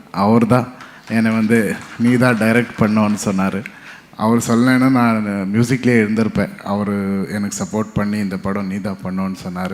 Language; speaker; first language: Tamil; non-native, local second language; Kannada